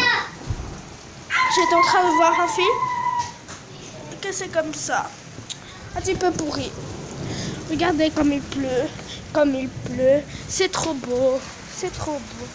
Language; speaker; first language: French; native; French